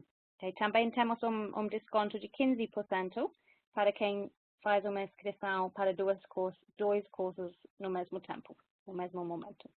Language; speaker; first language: Portuguese; non-native, fluent; English